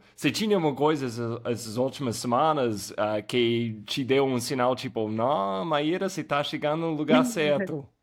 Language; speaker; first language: Portuguese; non-native, fluent; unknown